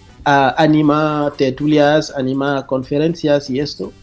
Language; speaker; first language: Spanish; non-native, fluent; French